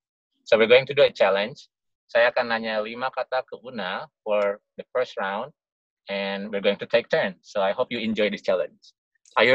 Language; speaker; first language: English; non-native, local second language; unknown